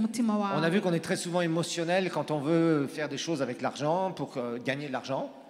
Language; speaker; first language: French; native; French